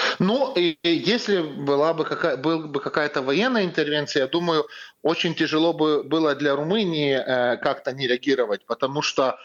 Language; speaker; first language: Russian; non-native, fluent; Lithuanian